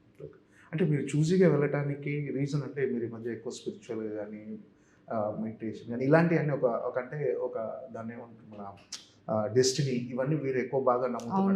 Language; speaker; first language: Telugu; native; Telugu